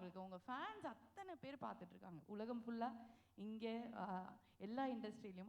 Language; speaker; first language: Tamil; native; Tamil